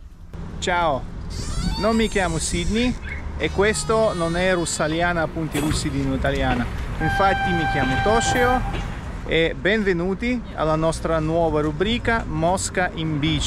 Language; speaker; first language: Italian; non-native, fluent; Russian